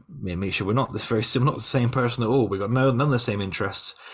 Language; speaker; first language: English; native; English